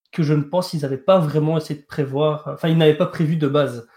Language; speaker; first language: French; native; French